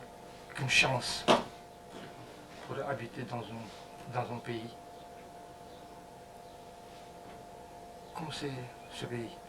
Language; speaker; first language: French; non-native, fluent; Romanian